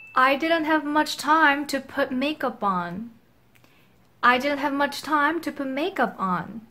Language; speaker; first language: English; non-native, fluent; Korean